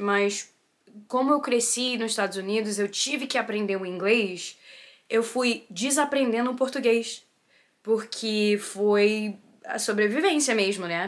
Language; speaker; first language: Portuguese; early bilingual, heritage; Portuguese